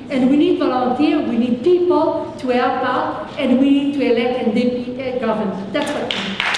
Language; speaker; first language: English; non-native, fluent; French